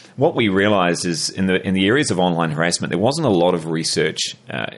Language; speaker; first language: English; native; English